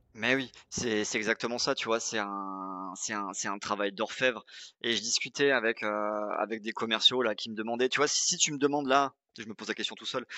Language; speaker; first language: French; native; French